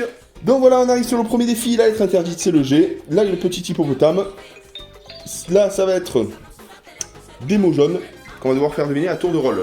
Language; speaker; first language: French; native; French